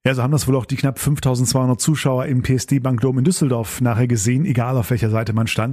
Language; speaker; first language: German; native; German